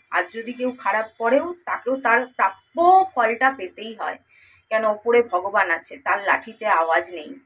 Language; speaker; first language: Bangla; native; Bangla